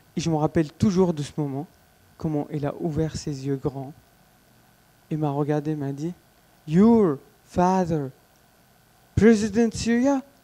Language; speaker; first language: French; non-native, fluent; Arabic